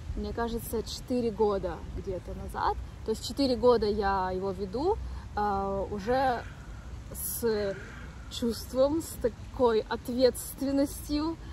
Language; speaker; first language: Russian; native; Russian